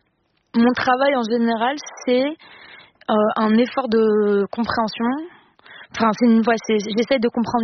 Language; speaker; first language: French; non-native, local second language; Arabic